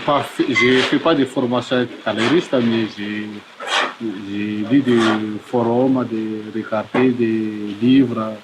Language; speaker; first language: French; non-native, local second language; Malagasy